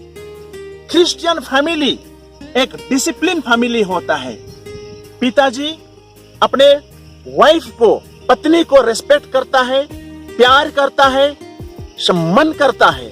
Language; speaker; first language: Hindi; non-native, local second language; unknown